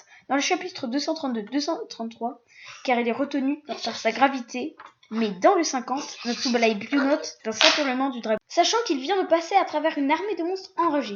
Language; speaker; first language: French; native; French